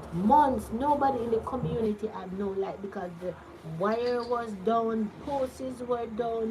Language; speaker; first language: English; non-native, local second language; Jamaican Creole English